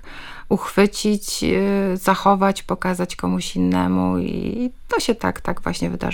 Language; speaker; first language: Polish; native; Polish